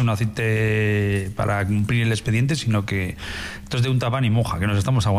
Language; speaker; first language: Spanish; native; Spanish